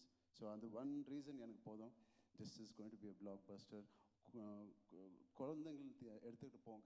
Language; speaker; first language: Tamil; non-native, learner; Telugu